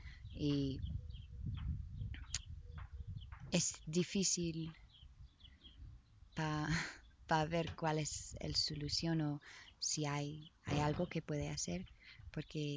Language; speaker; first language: Spanish; non-native, learner; English